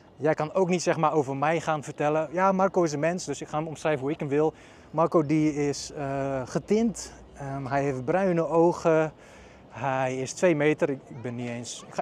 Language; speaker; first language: Dutch; early bilingual, other home language; Bosnian